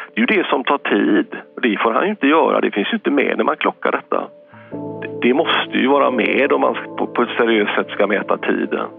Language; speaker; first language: Swedish; native; Swedish